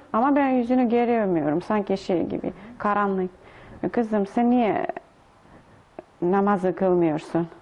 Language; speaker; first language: Turkish; non-native, learner; Russian